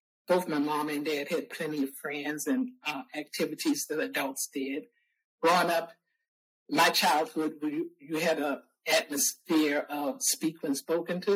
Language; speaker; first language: English; native; English